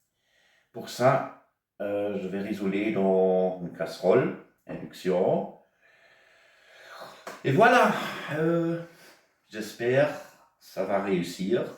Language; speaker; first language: French; non-native, local second language; German